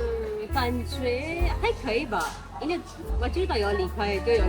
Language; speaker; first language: Chinese; non-native, fluent; Urdu